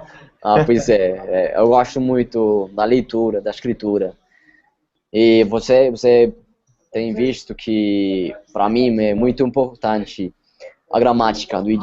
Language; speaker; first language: Portuguese; non-native, fluent; Spanish